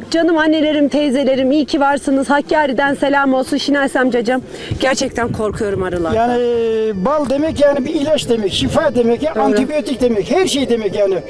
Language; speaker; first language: Turkish; native; Turkish